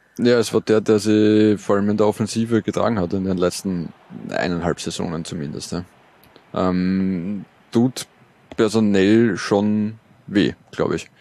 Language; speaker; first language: German; native; German